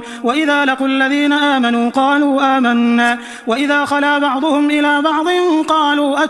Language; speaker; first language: Arabic; native; Arabic